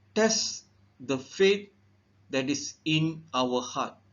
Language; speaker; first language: English; non-native, local second language; Tamil